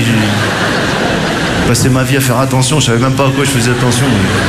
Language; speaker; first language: French; native; French